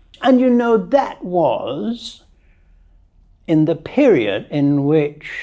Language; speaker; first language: English; non-native, fluent; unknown